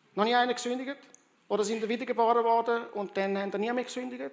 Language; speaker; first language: German; early bilingual, heritage; German